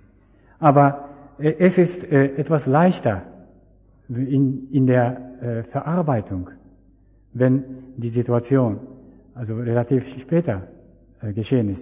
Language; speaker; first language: German; non-native, fluent; Japanese